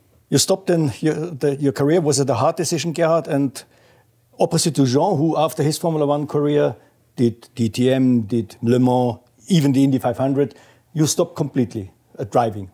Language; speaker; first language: English; non-native, fluent; German